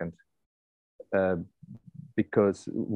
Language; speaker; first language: English; non-native, fluent; Portuguese